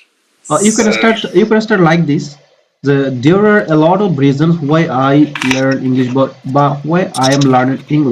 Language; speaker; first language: English; non-native, fluent; Bangla